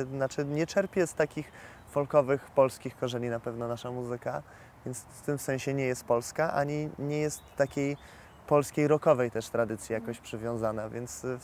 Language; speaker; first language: Polish; early bilingual, heritage; Polish